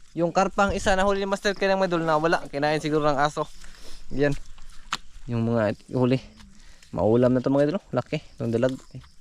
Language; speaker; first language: Filipino; non-native, local second language; Cebuano